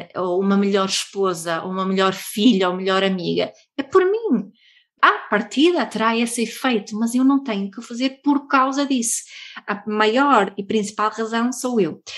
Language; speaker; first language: Portuguese; non-native, fluent; Swedish